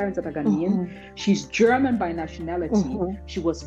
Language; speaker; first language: English; non-native, fluent; German